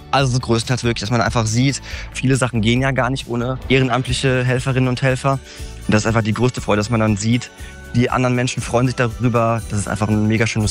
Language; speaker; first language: German; native; German